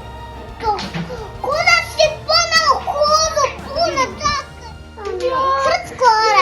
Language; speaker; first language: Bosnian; early bilingual, heritage; Serbian